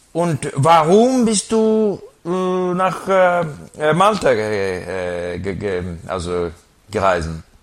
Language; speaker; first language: German; non-native, learner; English